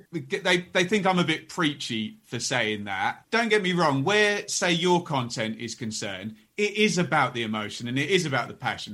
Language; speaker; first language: English; native; English